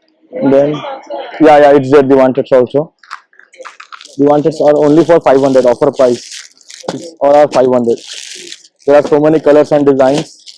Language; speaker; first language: English; non-native, local second language; Telugu